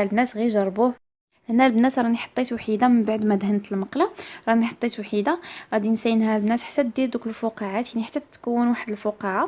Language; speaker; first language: Arabic; native; Arabic